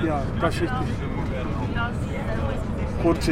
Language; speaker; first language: German; non-native, learner; Spanish